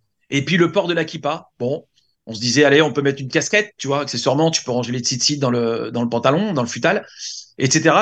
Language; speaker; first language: French; native; French